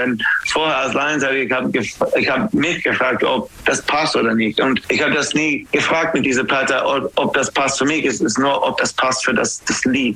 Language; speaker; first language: German; non-native, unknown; English